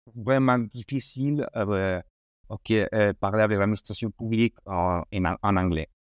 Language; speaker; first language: French; non-native, learner; Spanish